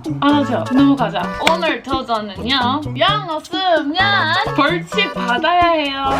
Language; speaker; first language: Korean; non-native, fluent; English